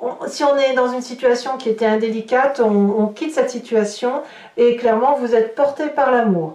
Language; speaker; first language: French; native; French